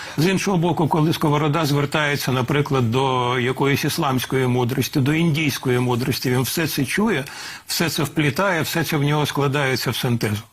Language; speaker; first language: Ukrainian; native; Ukrainian